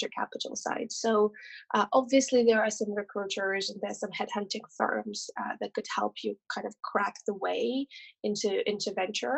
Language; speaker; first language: English; non-native, fluent; French